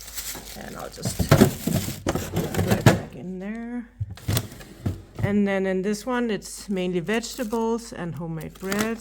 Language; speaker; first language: English; non-native, fluent; Danish